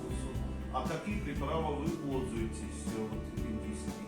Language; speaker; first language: Russian; non-native, fluent; Hindi